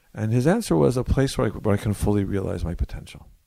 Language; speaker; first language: English; native; English